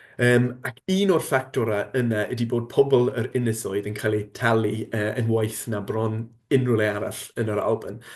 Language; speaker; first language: Welsh; non-native, fluent; English